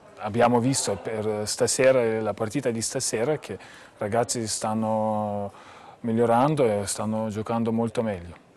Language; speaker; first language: Italian; non-native, learner; Lithuanian